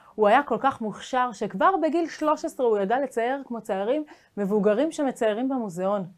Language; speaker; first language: Hebrew; native; Hebrew